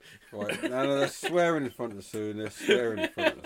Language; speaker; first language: English; native; English